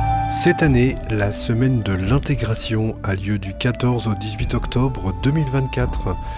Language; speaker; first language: French; native; French